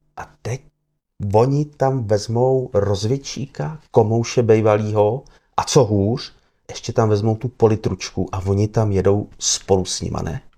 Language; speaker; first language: Czech; native; Czech